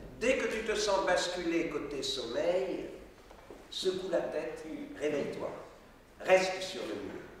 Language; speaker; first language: French; native; French